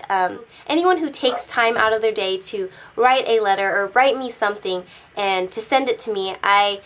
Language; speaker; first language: English; native; English